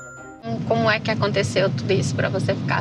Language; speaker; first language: Portuguese; native; Portuguese